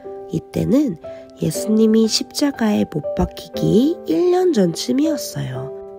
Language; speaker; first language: Korean; native; Korean